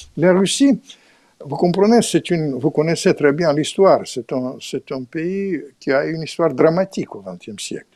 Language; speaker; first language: French; non-native, fluent; Russian